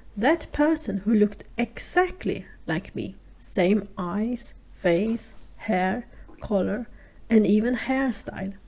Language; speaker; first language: English; non-native, fluent; Swedish